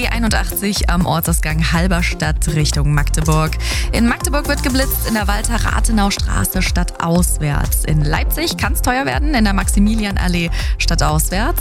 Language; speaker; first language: German; native; German